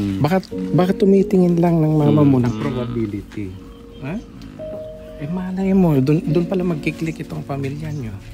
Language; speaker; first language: Filipino; non-native, local second language; Iloko